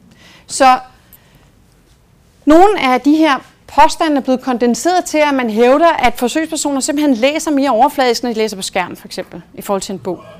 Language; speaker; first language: Danish; native; Danish